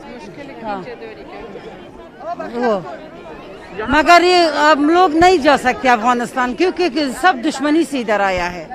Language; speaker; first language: Hindi; non-native, learner; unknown